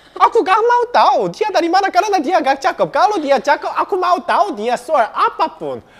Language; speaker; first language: Indonesian; non-native, fluent; Korean